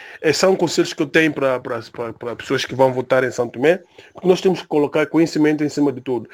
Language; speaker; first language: Portuguese; native; Portuguese